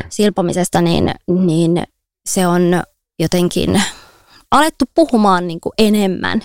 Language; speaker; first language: Finnish; early bilingual, other home language; Somali